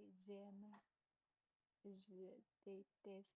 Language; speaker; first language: French; non-native, learner; Chinese